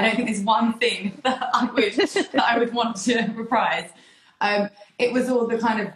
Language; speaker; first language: English; native; English